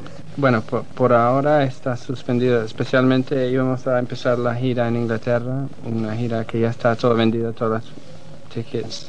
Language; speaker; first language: Spanish; non-native, fluent; English